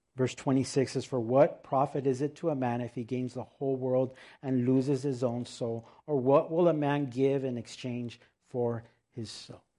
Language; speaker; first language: English; early bilingual, other home language; Spanish